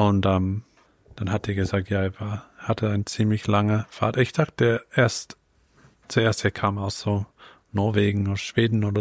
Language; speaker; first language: German; non-native, fluent; English